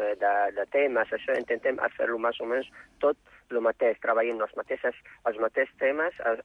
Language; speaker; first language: Catalan; non-native, fluent; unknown